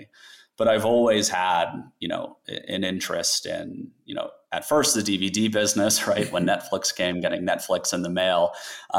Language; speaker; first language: English; native; English